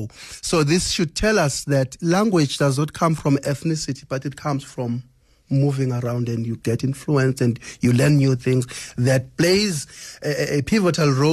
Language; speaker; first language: English; non-native, local second language; Zulu